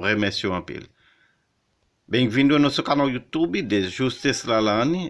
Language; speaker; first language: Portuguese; non-native, fluent; Haitian Creole